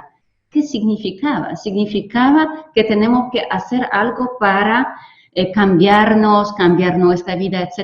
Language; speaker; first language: Spanish; non-native, fluent; Polish